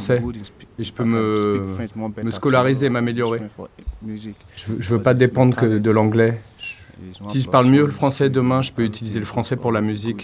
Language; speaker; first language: French; non-native, learner; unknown